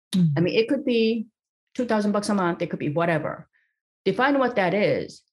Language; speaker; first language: English; early bilingual, other home language; Korean